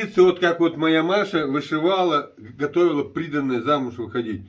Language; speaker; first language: Russian; native; Russian